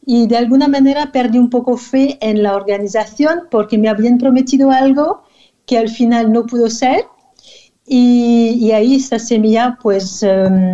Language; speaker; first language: Spanish; non-native, fluent; French